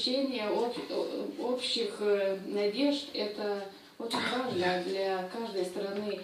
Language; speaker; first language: Russian; non-native, fluent; Lithuanian